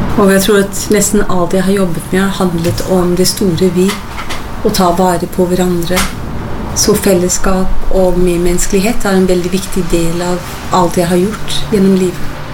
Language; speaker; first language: Norwegian; non-native, fluent; English